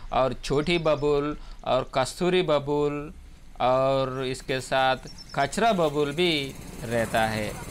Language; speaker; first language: Hindi; non-native, local second language; Telugu